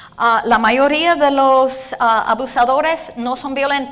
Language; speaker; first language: Spanish; non-native, fluent; English